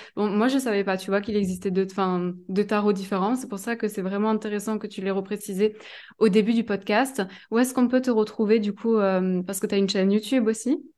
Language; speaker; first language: French; native; French